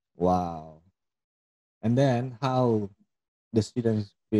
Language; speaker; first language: English; non-native, fluent; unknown